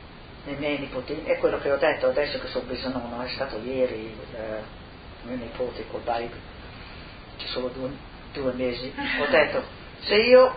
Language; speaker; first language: Italian; non-native, local second language; Friulian